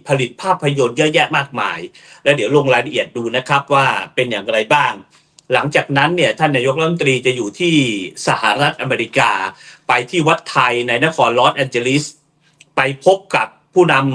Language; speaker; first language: Thai; native; Thai